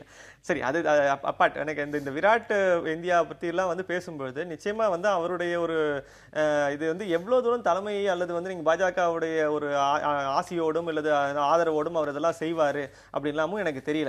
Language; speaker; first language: Tamil; native; Tamil